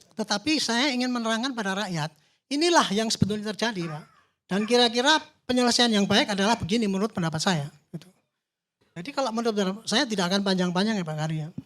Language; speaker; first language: Indonesian; native; Indonesian